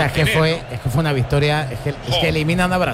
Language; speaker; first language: Spanish; native; Spanish